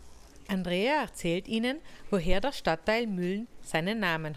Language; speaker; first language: German; native; German